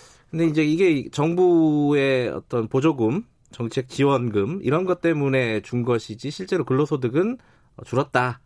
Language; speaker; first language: Korean; native; Korean